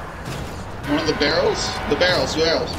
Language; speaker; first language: English; native; English